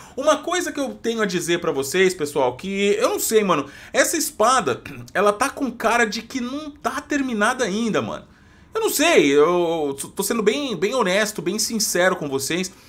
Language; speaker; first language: Portuguese; native; Portuguese